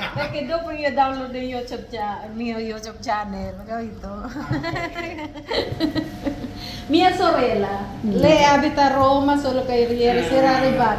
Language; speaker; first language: Italian; non-native, learner; Filipino